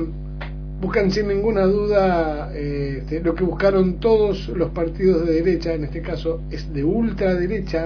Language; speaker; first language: Spanish; native; Spanish